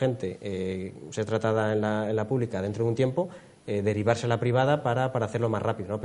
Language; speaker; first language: Spanish; native; Spanish